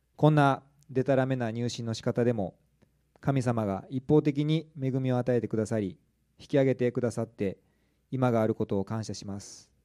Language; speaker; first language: Japanese; native; Japanese